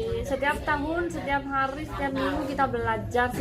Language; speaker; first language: Indonesian; non-native, fluent; Spanish